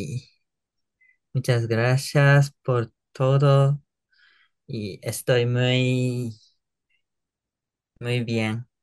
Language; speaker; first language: Spanish; non-native, learner; Japanese